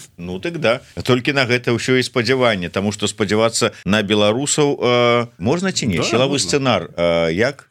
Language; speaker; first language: Belarusian; native; Belarusian